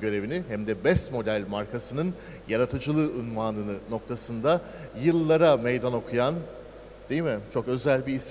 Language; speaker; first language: Turkish; native; Turkish